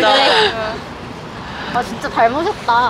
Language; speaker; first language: Korean; native; Korean